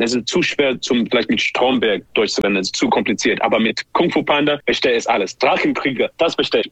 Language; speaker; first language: German; non-native, learner; English